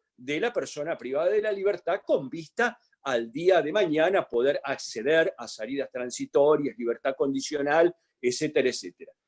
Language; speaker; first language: Spanish; native; Spanish